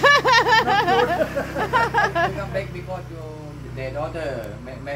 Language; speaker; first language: English; non-native, learner; Thai